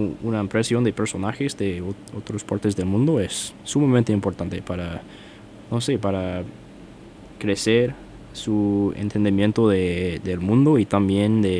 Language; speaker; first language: Spanish; non-native, fluent; English